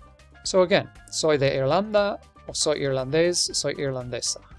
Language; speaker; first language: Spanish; non-native, fluent; English